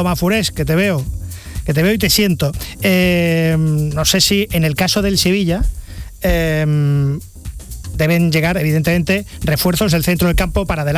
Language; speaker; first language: Spanish; native; Spanish